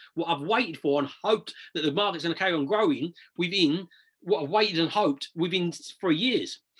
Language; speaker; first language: English; native; English